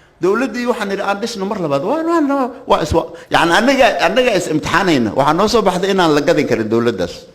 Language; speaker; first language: Somali; native; Somali